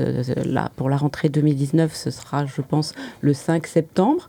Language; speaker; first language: French; native; French